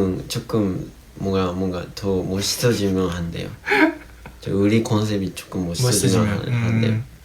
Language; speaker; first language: Korean; non-native, fluent; Japanese